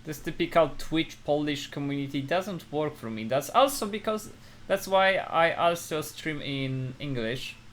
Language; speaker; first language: English; non-native, fluent; Polish